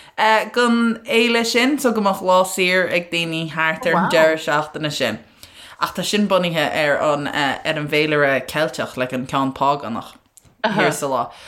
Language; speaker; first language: Irish; non-native, local second language; English